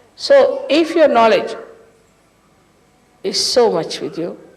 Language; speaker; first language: English; non-native, local second language; Hindi